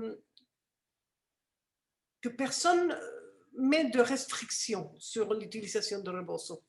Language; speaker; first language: French; non-native, fluent; Spanish